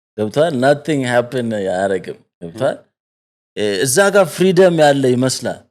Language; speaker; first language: Amharic; native; Amharic